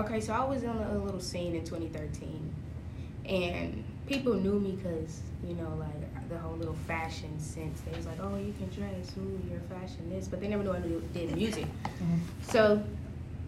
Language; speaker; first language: English; native; English